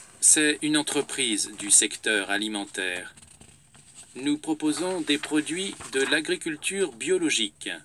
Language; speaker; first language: French; native; French